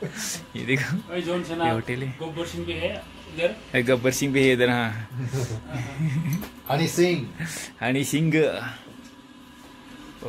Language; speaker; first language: Hindi; non-native, local second language; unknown